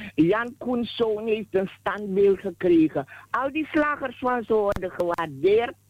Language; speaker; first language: Dutch; native; Dutch